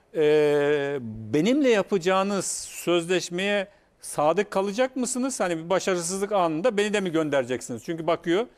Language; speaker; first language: Turkish; native; Turkish